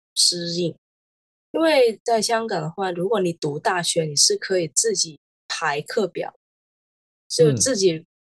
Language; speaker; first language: Chinese; non-native, local second language; Cantonese